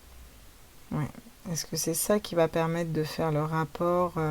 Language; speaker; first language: French; native; French